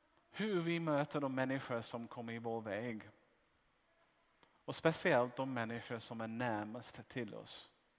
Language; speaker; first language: Swedish; non-native, fluent; English